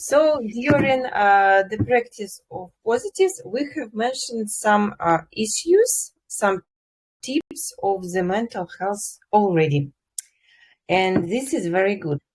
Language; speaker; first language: English; non-native, fluent; Russian